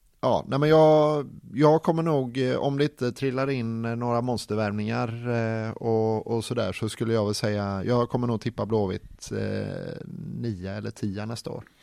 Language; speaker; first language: Swedish; native; Swedish